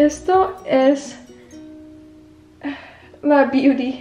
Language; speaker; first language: Spanish; early bilingual, heritage; Spanish